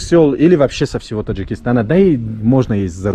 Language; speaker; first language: Russian; non-native, local second language; Tajik